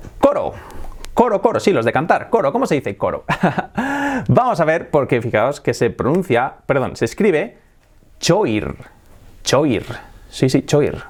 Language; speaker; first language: Spanish; native; Spanish